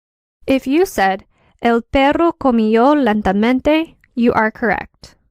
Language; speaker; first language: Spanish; non-native, fluent; English